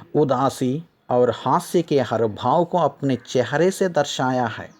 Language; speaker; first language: Hindi; non-native, local second language; Telugu